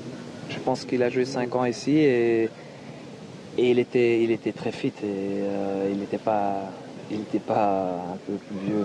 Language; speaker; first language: French; non-native, local second language; Dutch